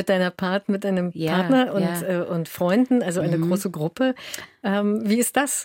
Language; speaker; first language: German; native; German